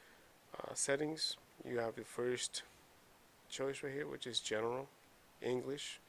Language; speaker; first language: English; native; English